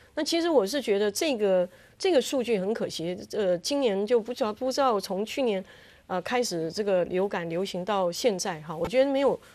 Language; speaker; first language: Chinese; native; Chinese